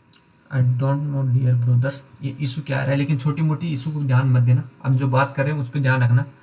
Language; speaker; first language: Hindi; native; Hindi